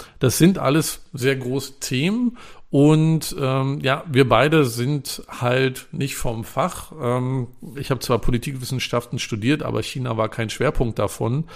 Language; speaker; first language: German; native; German